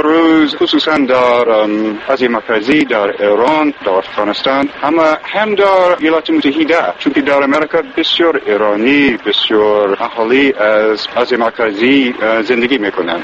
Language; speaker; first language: Persian; non-native, learner; English